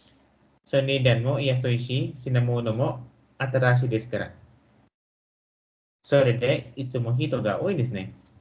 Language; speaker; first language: Japanese; non-native, learner; Filipino